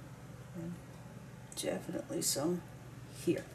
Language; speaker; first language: English; native; English